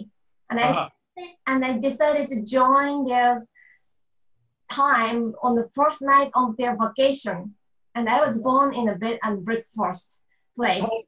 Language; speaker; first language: English; non-native, learner; Japanese